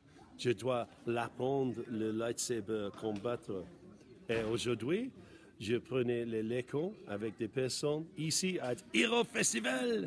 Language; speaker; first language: French; non-native, learner; English